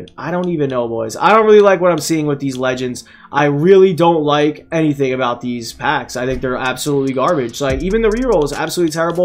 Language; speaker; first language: English; native; English